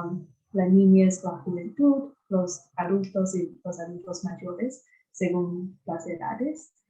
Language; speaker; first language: Spanish; non-native, fluent; English